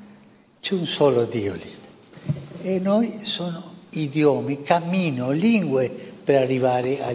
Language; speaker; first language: Italian; non-native, fluent; Spanish